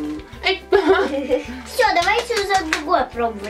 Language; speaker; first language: Russian; early bilingual, heritage; Russian